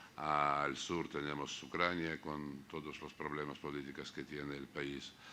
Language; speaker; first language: Spanish; non-native, fluent; Russian